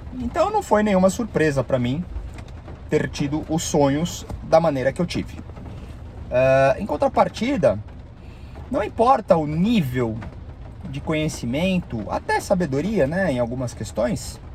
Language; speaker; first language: Portuguese; native; Portuguese